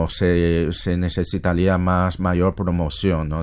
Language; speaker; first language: Spanish; non-native, fluent; Chinese